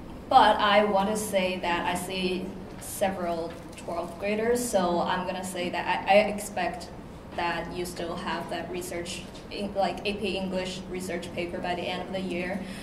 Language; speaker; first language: English; non-native, fluent; Chinese